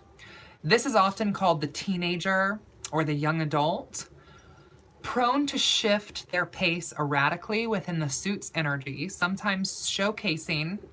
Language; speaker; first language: English; native; English